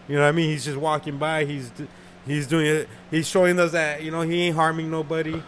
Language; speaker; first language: English; early bilingual, other home language; Spanish